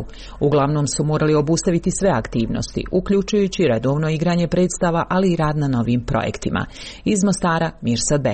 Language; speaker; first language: Serbian; native; Serbian